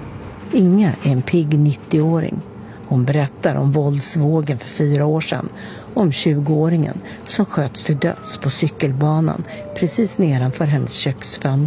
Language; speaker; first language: Swedish; native; Swedish